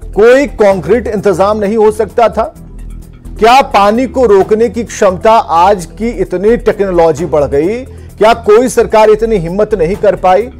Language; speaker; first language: Hindi; native; Hindi